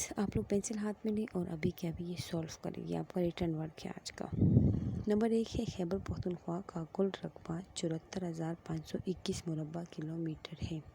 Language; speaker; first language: Urdu; non-native, local second language; Pashto